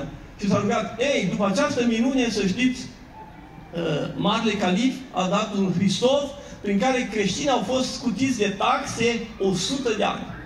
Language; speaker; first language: Romanian; native; Romanian